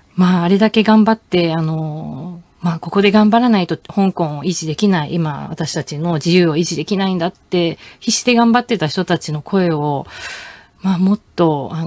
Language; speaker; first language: Japanese; native; Japanese